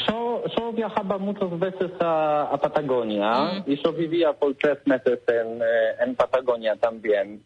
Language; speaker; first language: Spanish; non-native, learner; Polish